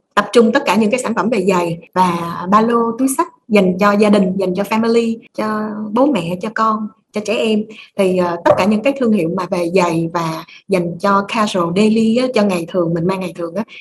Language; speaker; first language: Vietnamese; native; Vietnamese